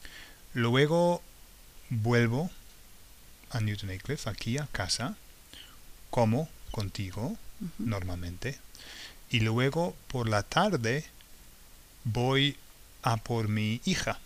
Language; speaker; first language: Spanish; non-native, fluent; English